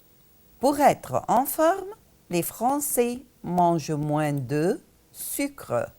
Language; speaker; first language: French; non-native, fluent; Arabic